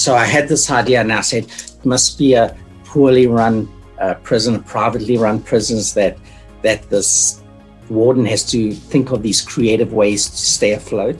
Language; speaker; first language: English; native; English